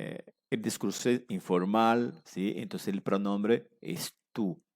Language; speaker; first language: Spanish; non-native, fluent; Portuguese